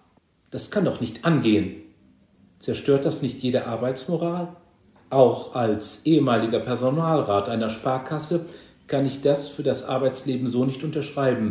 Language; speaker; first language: German; native; German